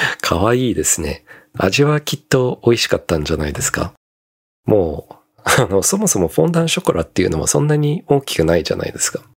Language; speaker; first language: Japanese; native; Japanese